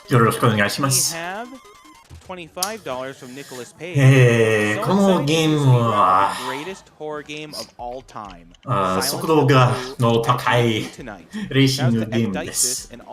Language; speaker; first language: Japanese; non-native, learner; English